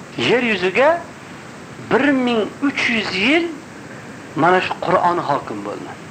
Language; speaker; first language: Uzbek; native; Uzbek